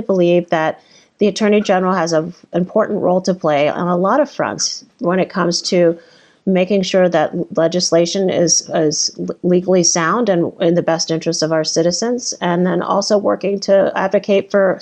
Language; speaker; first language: English; native; English